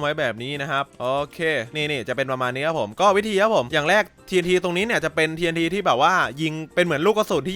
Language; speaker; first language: Thai; native; Thai